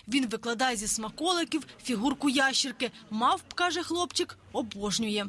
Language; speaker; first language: Ukrainian; native; Ukrainian